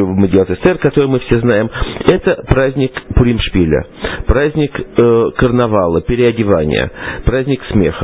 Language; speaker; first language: Russian; native; Russian